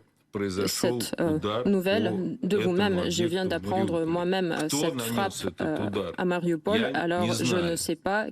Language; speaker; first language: French; non-native, fluent; Russian